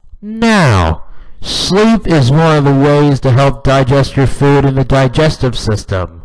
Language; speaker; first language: English; native; English